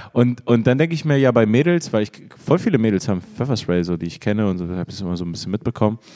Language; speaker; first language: German; native; German